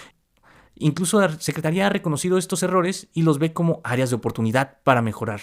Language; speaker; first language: Spanish; native; Spanish